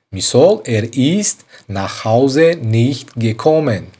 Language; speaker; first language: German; non-native, fluent; Tajik